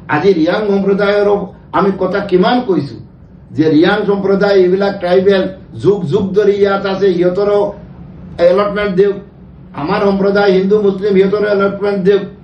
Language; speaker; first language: Assamese; non-native, local second language; Bangla